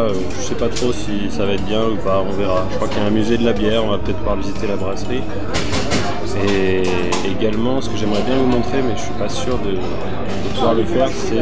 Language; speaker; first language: French; native; French